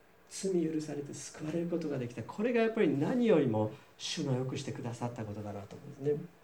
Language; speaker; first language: Japanese; native; Japanese